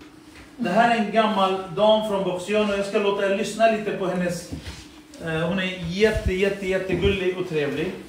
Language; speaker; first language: Swedish; early bilingual, other home language; Assyrian Neo-Aramaic